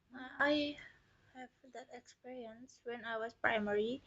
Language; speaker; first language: English; non-native, learner; Indonesian